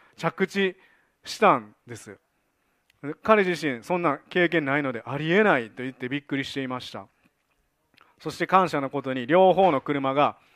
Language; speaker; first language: Japanese; native; Japanese